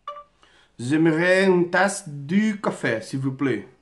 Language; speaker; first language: French; non-native, learner; Portuguese